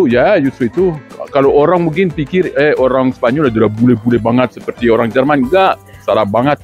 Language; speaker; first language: Indonesian; non-native, fluent; Spanish